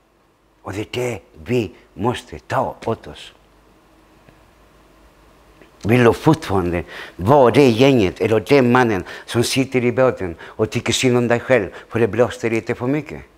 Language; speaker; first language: Swedish; early bilingual, other home language; Spanish